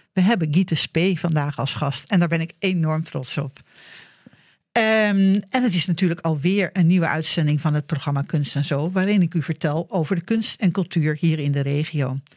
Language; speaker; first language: Dutch; native; Dutch